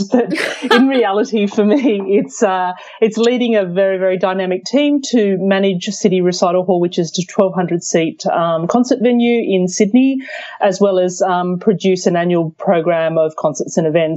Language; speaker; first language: English; early bilingual, other home language; Cantonese